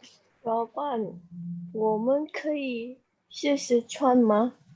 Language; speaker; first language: Chinese; non-native, learner; Indonesian